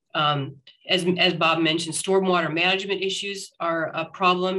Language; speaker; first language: English; native; English